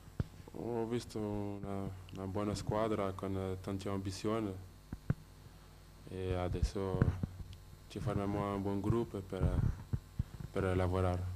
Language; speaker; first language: Italian; non-native, fluent; French